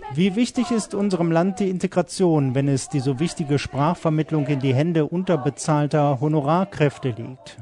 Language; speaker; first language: German; native; German